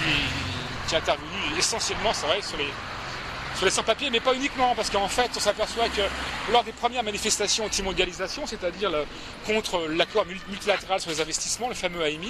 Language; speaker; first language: French; native; French